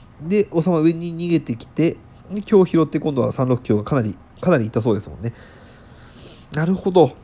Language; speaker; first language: Japanese; native; Japanese